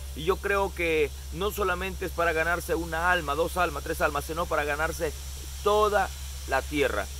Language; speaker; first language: Spanish; native; Spanish